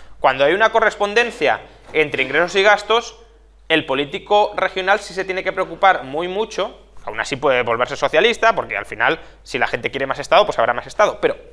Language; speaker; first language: Spanish; native; Spanish